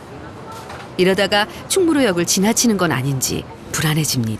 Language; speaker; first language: Korean; native; Korean